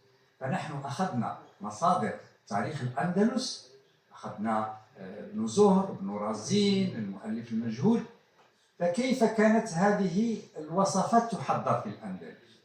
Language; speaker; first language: Arabic; native; Arabic